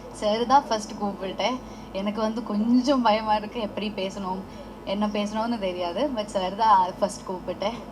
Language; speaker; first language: Tamil; non-native, learner; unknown